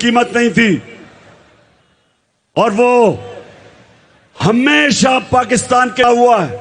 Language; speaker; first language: Urdu; native; Urdu